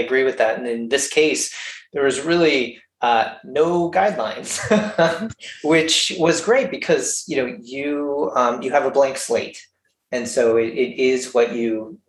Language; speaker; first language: English; native; English